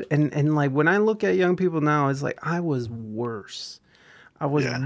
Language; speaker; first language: English; early bilingual, other home language; Spanish